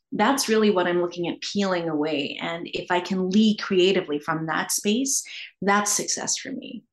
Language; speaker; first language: English; native; English